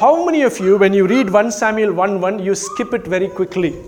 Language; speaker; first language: English; non-native, local second language; Tamil